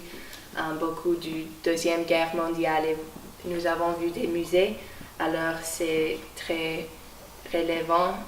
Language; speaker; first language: French; non-native, learner; English